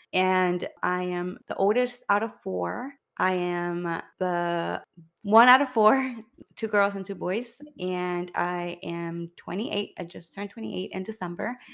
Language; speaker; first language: English; early bilingual, other home language; Spanish